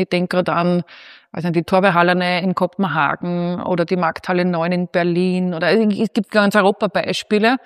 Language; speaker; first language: German; native; German